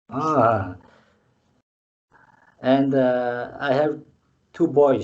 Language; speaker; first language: English; non-native, learner; Mongolian